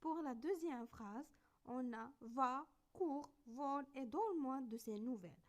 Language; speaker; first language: French; non-native, local second language; Arabic